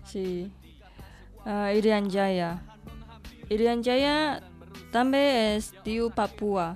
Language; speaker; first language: Catalan; non-native, learner; Indonesian